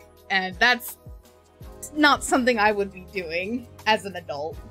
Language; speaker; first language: English; native; English